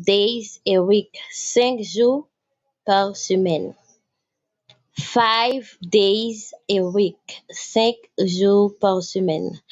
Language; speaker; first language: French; non-native, local second language; Haitian Creole